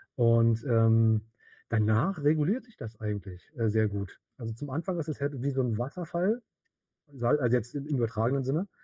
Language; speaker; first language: German; native; German